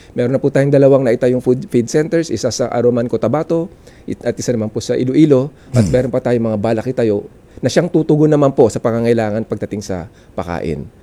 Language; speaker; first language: Filipino; non-native, local second language; Iloko